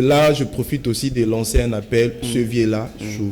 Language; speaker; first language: French; non-native, local second language; Lingala